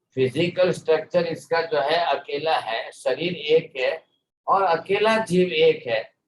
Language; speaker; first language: Hindi; non-native, local second language; Gujarati